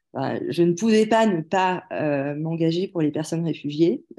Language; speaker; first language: French; native; French